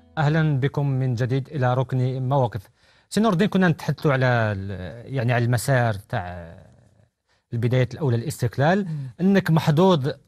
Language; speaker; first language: Arabic; native; Arabic